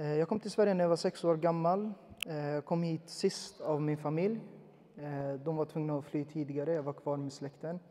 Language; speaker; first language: Swedish; early bilingual, other home language; Uyghur